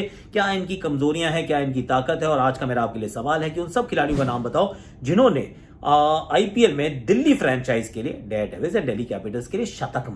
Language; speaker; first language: Hindi; native; Hindi